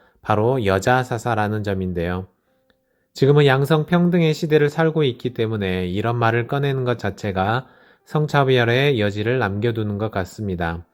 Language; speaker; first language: Korean; native; Korean